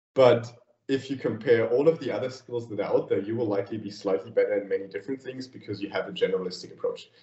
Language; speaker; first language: English; non-native, fluent; German